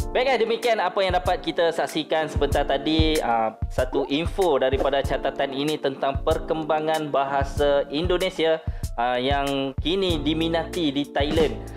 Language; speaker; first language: Malay; native; Malay